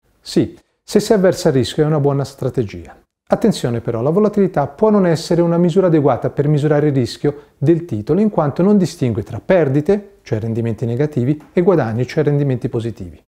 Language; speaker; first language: Italian; native; Italian